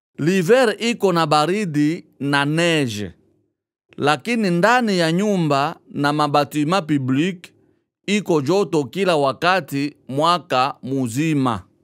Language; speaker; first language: Swahili; native; Swahili